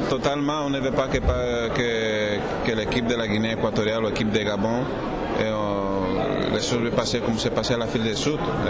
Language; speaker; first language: French; non-native, learner; Spanish